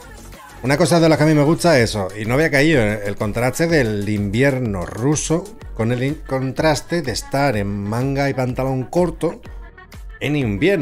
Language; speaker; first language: Spanish; native; Spanish